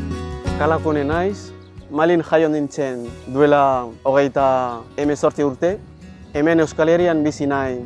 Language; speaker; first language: Basque; non-native, learner; French